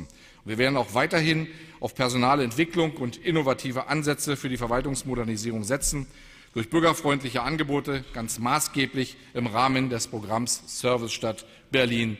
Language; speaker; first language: German; native; German